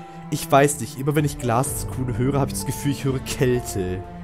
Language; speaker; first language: German; native; German